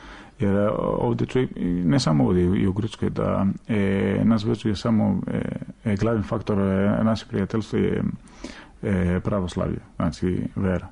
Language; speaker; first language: Serbian; non-native, fluent; Greek